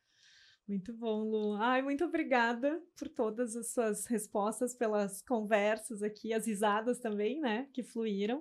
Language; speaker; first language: Portuguese; native; Portuguese